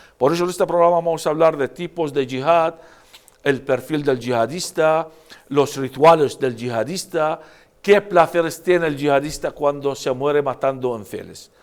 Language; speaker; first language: Spanish; non-native, fluent; Arabic